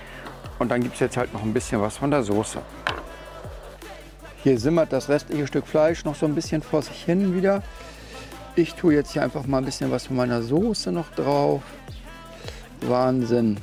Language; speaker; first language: German; native; German